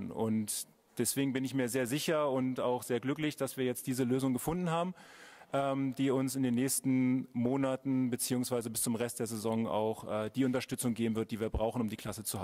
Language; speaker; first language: German; native; German